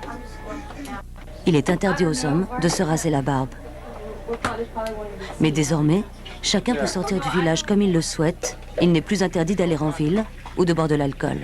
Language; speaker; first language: French; native; French